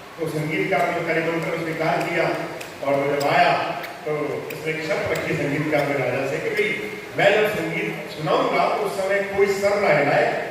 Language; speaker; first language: Hindi; non-native, local second language; Punjabi